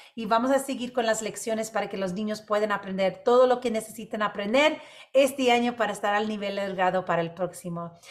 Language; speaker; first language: Spanish; non-native, local second language; English